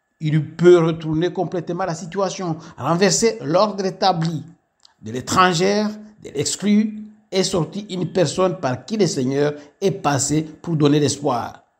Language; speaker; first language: French; non-native, local second language; Kinyarwanda